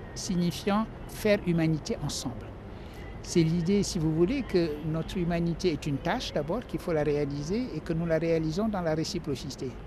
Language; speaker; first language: French; non-native, local second language; Wolof